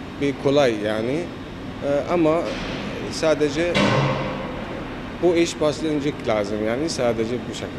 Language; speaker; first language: Turkish; non-native, learner; Arabic